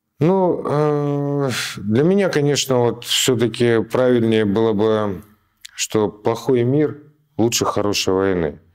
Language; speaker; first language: Russian; native; Russian